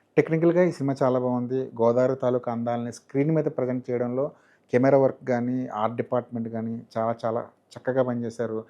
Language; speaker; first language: Telugu; native; Telugu